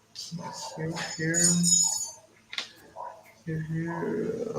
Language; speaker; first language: English; non-native, learner; Spanish